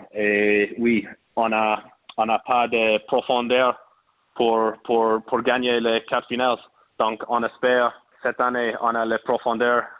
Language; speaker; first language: French; non-native, learner; English